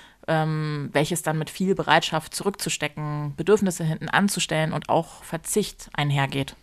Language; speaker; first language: German; native; German